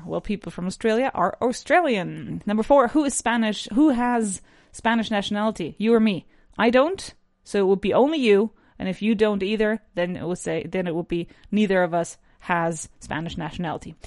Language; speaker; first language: English; non-native, fluent; Spanish